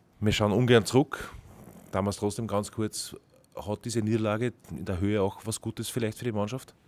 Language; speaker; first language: German; native; German